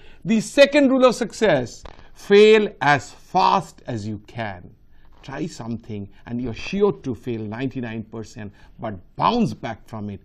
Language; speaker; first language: English; non-native, local second language; Bangla